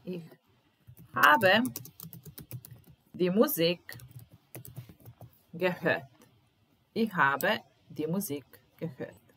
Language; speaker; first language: German; non-native, fluent; Serbian